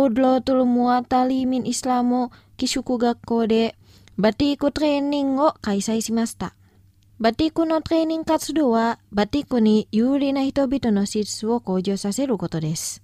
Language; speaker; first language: Japanese; non-native, fluent; Indonesian